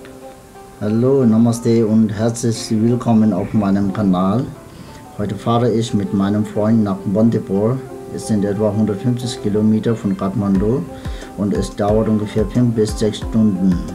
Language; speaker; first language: German; non-native, fluent; Nepali